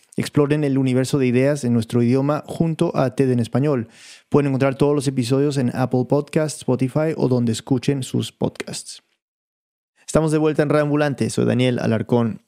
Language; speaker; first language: Spanish; early bilingual, heritage; Spanish